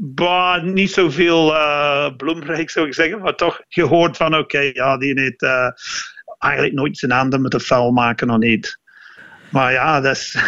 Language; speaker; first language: Dutch; non-native, fluent; English